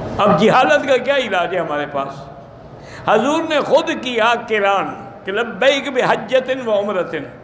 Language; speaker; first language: Urdu; native; Urdu